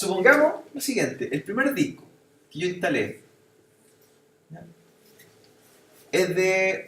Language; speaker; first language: Spanish; native; Spanish